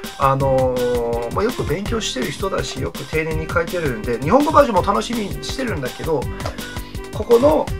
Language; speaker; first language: Japanese; non-native, fluent; English